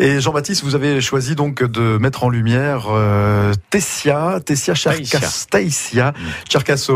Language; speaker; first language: French; native; French